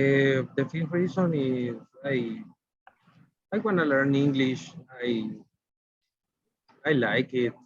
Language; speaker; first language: English; non-native, learner; Spanish